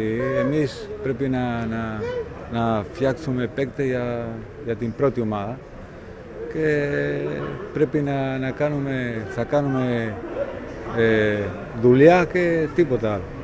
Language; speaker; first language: Greek; non-native, learner; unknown